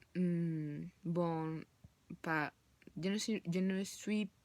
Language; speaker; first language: French; non-native, learner; Spanish